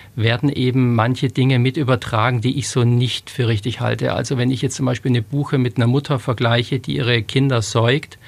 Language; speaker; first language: German; native; German